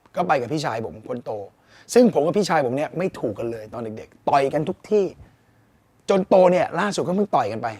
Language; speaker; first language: Thai; native; Thai